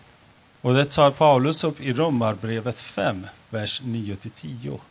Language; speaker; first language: Swedish; non-native, fluent; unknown